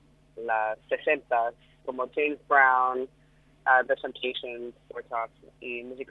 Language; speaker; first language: Spanish; non-native, learner; English